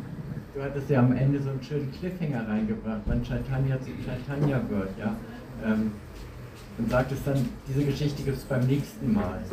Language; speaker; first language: German; native; German